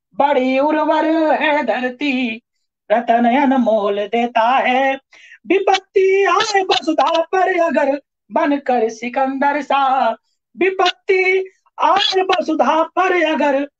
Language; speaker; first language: Hindi; native; Hindi